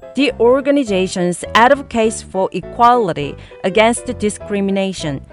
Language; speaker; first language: English; non-native, fluent; Korean